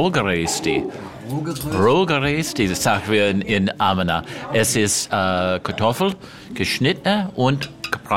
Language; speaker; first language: German; early bilingual, heritage; German